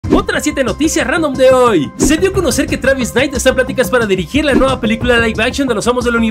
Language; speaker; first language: Spanish; native; Spanish